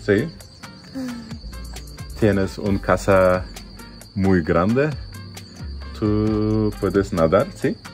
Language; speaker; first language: Spanish; non-native, learner; Turkish